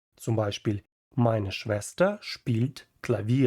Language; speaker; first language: German; non-native, fluent; Ukrainian